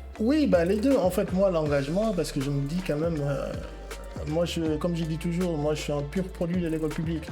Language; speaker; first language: French; non-native, local second language; Wolof